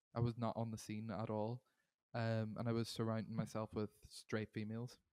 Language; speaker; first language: English; native; English